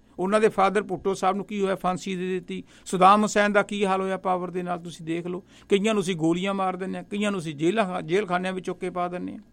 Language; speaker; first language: Punjabi; native; Punjabi